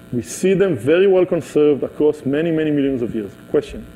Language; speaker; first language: English; non-native, fluent; Hebrew